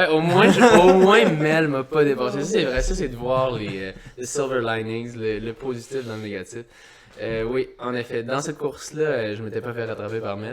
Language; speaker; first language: French; native; French